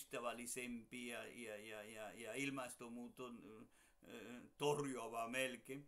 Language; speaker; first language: Finnish; non-native, fluent; Spanish